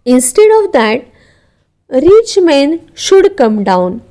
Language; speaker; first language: English; non-native, local second language; Marathi